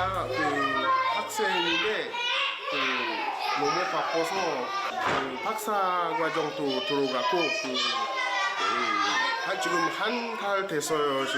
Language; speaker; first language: Korean; non-native, learner; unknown